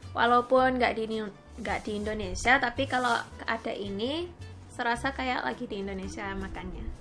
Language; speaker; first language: Indonesian; non-native, fluent; Japanese